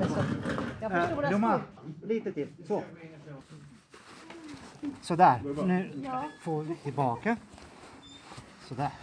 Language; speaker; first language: Swedish; non-native, fluent; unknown